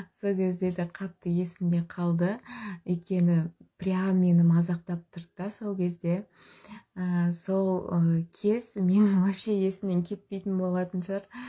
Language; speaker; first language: Kazakh; non-native, local second language; Russian